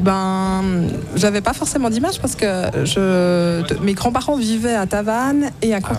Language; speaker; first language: French; native; French